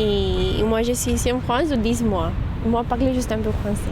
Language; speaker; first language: French; non-native, learner; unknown